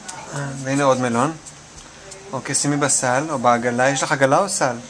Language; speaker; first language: Hebrew; native; Hebrew